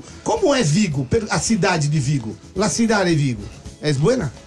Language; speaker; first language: Portuguese; native; Portuguese